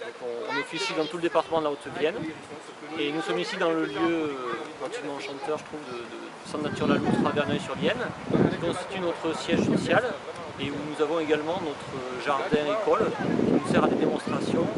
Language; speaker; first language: French; native; French